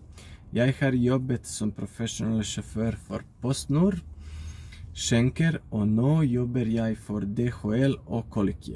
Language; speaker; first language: Norwegian; non-native, learner; Bosnian